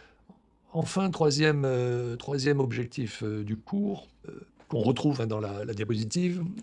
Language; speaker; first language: French; native; French